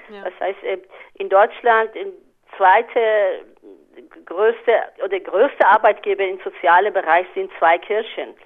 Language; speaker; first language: German; non-native, fluent; Persian